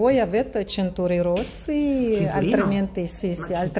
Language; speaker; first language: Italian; non-native, learner; Russian